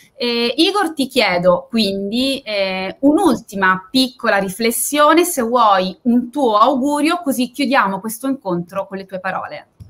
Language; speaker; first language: Italian; native; Italian